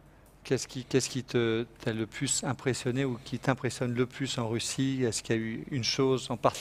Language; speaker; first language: French; native; French